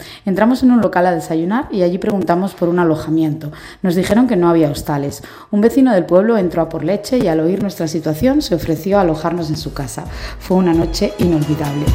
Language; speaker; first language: Spanish; native; Spanish